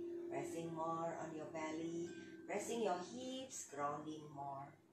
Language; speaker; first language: English; non-native, learner; Indonesian